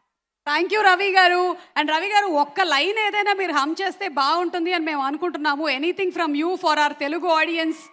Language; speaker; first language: Telugu; native; Telugu